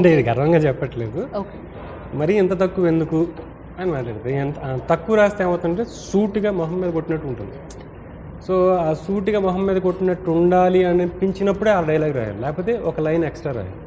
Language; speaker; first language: Telugu; native; Telugu